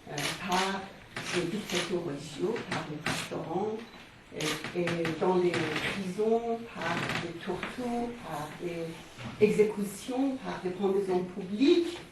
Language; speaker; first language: French; non-native, fluent; Persian